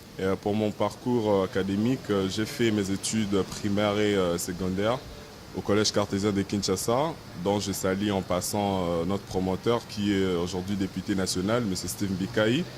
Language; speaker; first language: French; non-native, local second language; Lingala